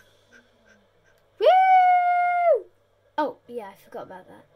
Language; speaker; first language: English; native; English